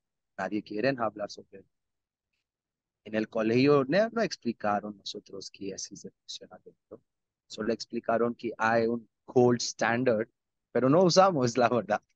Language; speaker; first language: Spanish; non-native, learner; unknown